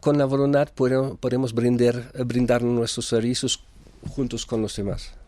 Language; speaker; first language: Spanish; non-native, fluent; German